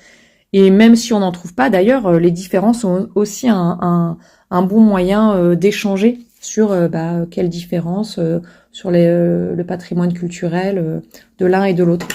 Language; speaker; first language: French; native; French